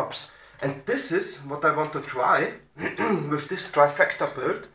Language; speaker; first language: English; non-native, fluent; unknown